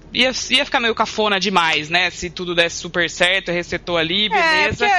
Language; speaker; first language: Portuguese; native; Portuguese